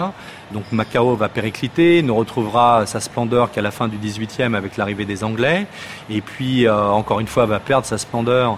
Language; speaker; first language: French; native; French